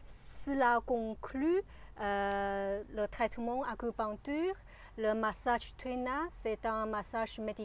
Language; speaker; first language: French; non-native, learner; Chinese